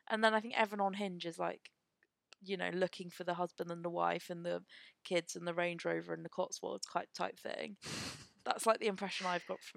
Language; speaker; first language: English; native; English